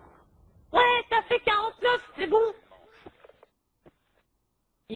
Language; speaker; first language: French; native; French